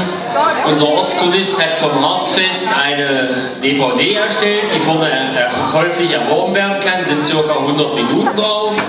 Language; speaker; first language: German; native; German